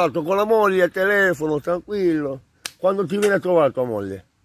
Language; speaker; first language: Italian; native; Italian